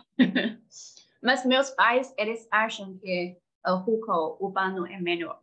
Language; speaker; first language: Portuguese; non-native, fluent; Chinese